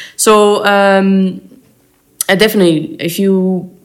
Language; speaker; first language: English; non-native, fluent; Dutch